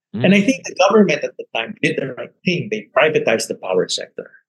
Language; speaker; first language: English; non-native, local second language; Filipino